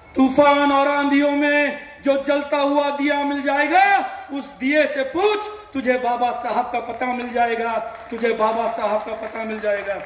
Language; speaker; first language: Hindi; non-native, local second language; Marathi